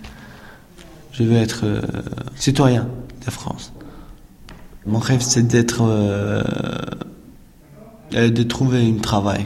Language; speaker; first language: French; non-native, learner; Albanian